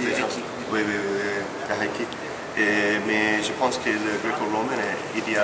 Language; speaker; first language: French; non-native, learner; English